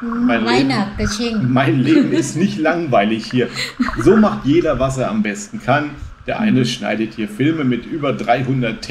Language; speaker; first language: German; native; German